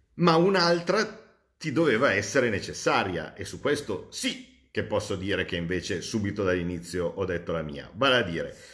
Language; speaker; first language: Italian; native; Italian